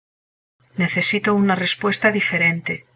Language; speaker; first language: Spanish; non-native, learner; English